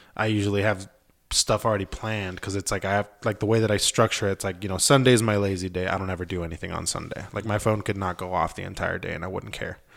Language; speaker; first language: English; early bilingual, other home language; Spanish